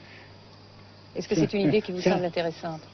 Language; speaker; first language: French; native; French